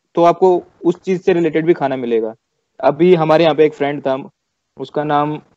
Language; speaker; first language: Hindi; native; Hindi